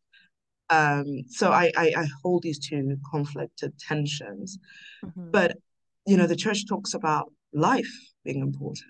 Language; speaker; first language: English; non-native, local second language; North Ndebele